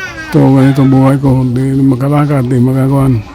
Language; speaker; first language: Filipino; non-native, local second language; Cebuano